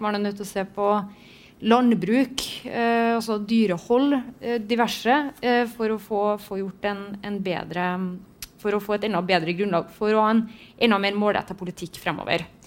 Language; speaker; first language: Norwegian; native; Norwegian